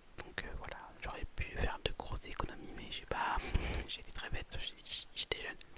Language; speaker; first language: French; native; French